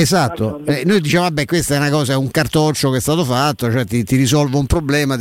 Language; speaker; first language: Italian; native; Italian